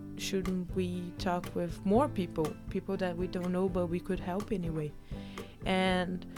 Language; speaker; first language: English; non-native, fluent; Portuguese